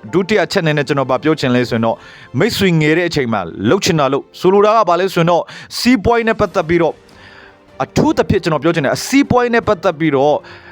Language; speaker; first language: Burmese; non-native, local second language; Tedim Chin